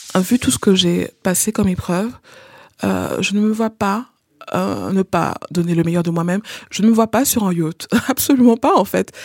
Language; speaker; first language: French; non-native, local second language; Haitian Creole